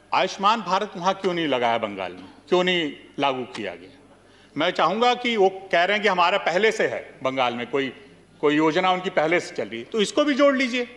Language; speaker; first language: Hindi; native; Hindi